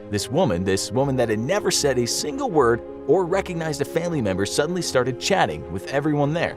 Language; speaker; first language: English; native; English